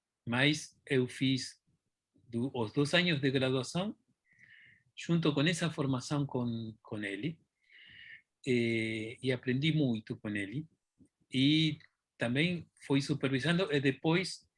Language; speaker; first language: Portuguese; non-native, fluent; Spanish